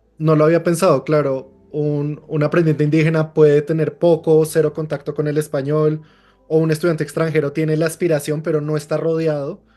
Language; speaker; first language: Spanish; native; Spanish